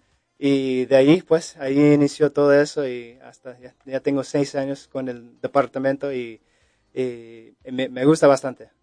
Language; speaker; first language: Spanish; early bilingual, heritage; Spanish